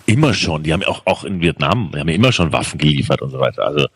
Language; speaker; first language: German; native; German